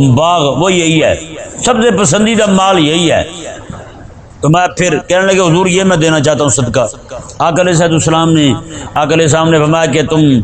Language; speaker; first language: Urdu; non-native, local second language; Punjabi